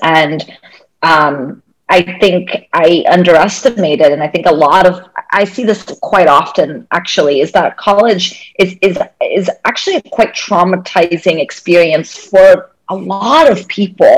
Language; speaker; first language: English; native; English